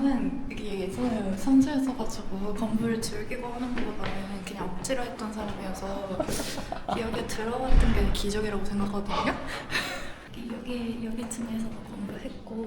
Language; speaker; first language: Korean; non-native, fluent; Japanese